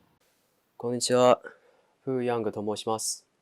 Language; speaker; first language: Japanese; non-native, learner; English